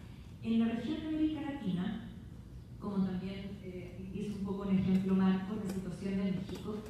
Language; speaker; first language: Spanish; native; Spanish